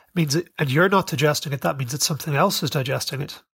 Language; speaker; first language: English; native; English